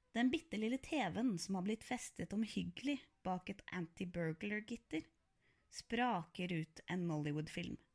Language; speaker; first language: Norwegian; early bilingual, other home language; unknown